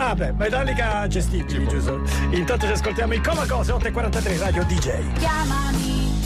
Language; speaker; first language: Italian; native; Italian